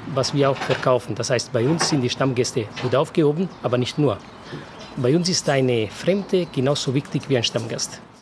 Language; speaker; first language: German; non-native, fluent; Italian